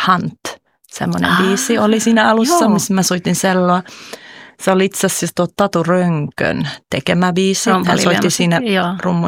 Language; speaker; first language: Finnish; early bilingual, heritage; Finnish